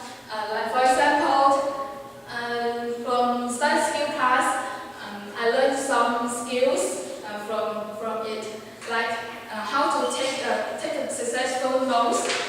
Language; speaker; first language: English; non-native, learner; Chinese